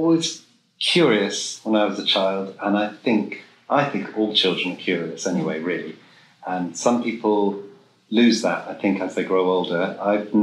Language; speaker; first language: English; native; English